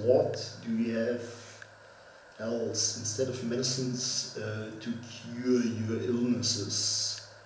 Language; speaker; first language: English; non-native, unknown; German